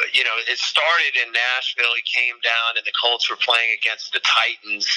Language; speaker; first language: English; native; English